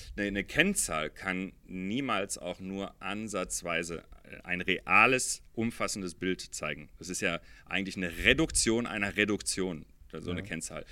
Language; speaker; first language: German; early bilingual, other home language; Arabic